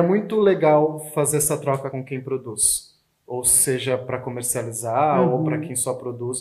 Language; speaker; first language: Portuguese; native; Portuguese